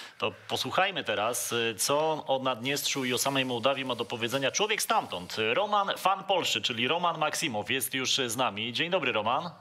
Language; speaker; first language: Polish; native; Polish